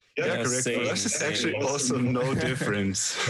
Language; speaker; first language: English; non-native, fluent; German